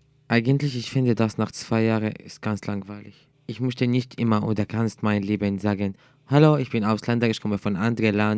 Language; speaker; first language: German; non-native, learner; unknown